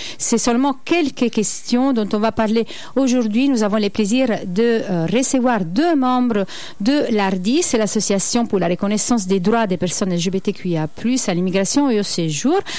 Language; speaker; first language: French; native; French